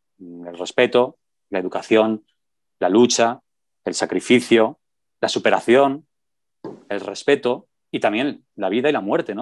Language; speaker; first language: Spanish; native; Spanish